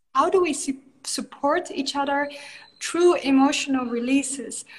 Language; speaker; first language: English; non-native, fluent; Dutch